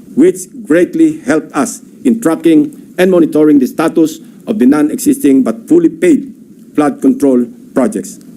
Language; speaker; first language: English; non-native, local second language; Filipino